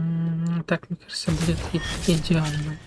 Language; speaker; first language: Russian; native; Russian